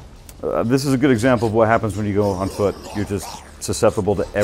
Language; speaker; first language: English; native; English